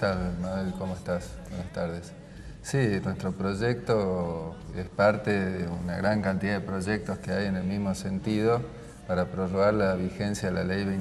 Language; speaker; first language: Spanish; native; Spanish